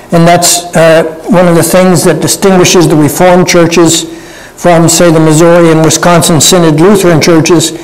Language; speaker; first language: English; native; English